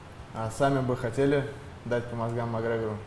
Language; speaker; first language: Russian; native; Russian